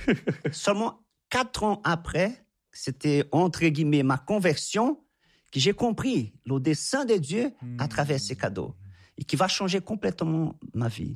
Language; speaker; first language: French; non-native, fluent; Portuguese